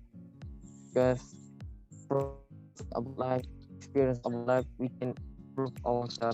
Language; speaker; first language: English; non-native, learner; Indonesian